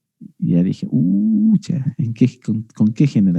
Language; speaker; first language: Spanish; native; Spanish